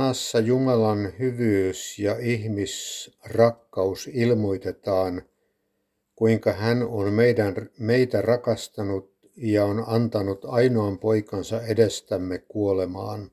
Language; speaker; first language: Finnish; native; Finnish